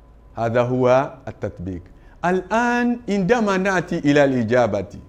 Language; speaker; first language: Arabic; non-native, fluent; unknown